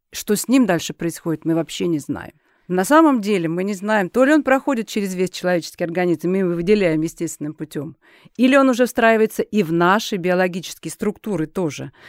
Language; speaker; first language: Russian; native; Russian